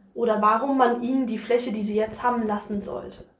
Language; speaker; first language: German; native; German